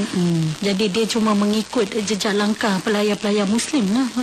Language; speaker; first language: Malay; native; Malay